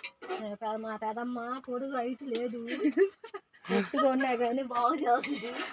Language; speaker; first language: Telugu; native; Telugu